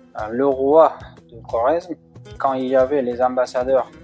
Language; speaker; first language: French; non-native, fluent; Uzbek